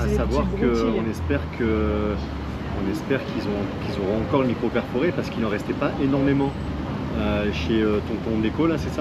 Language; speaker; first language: French; native; French